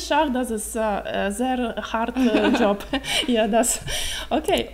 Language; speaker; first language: German; non-native, learner; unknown